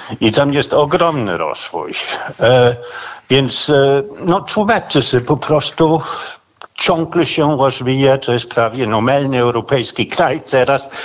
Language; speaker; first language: Polish; non-native, fluent; Danish